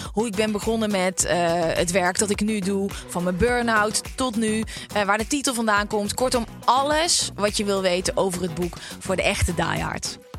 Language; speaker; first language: Dutch; native; Dutch